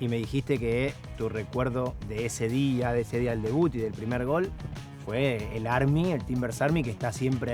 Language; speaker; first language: Spanish; native; Spanish